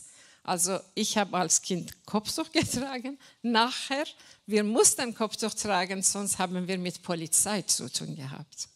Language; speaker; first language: German; non-native, learner; Persian